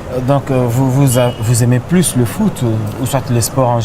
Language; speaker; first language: French; non-native, local second language; Lingala